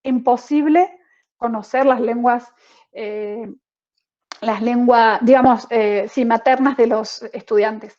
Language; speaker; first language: Spanish; native; Spanish